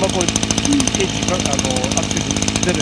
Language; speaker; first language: Japanese; native; Japanese